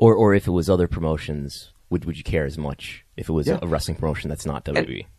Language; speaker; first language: English; native; English